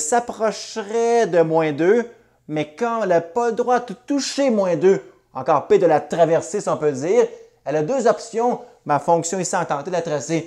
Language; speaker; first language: French; native; French